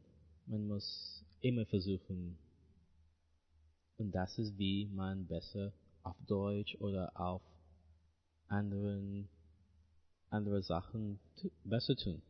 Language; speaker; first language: German; non-native, learner; English